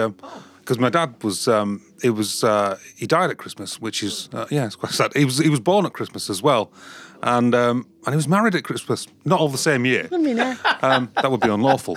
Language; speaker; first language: English; native; English